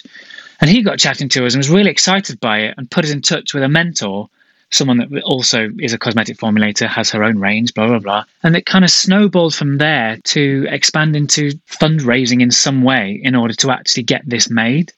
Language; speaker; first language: English; native; English